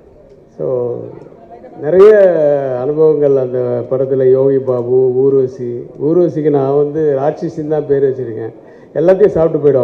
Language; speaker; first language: Tamil; native; Tamil